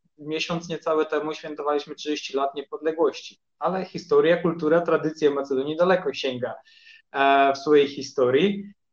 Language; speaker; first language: Polish; early bilingual, heritage; Polish